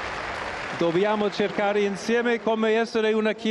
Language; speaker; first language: Italian; non-native, fluent; English